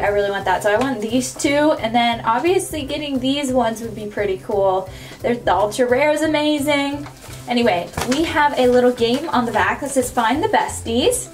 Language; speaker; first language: English; native; English